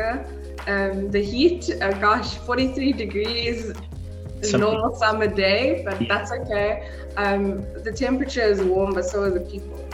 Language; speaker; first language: English; native; English